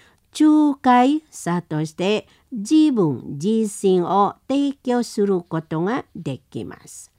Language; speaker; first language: Japanese; non-native, learner; Indonesian